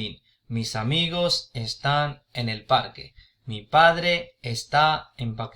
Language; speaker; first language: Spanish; non-native, fluent; Urdu